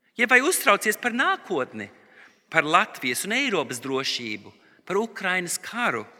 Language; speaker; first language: Latvian; early bilingual, heritage; Latvian